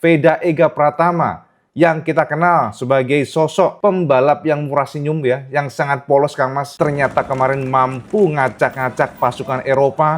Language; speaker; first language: Indonesian; native; Indonesian